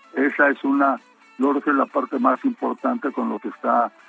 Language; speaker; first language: Spanish; native; Spanish